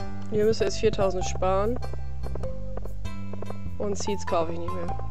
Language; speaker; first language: German; native; German